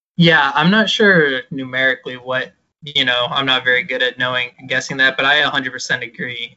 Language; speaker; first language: English; native; English